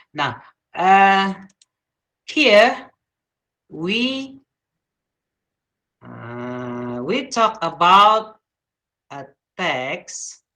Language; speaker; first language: English; non-native, learner; Indonesian